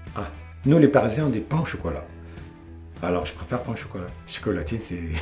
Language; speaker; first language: French; non-native, local second language; Arabic